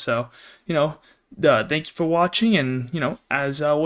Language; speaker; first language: English; native; English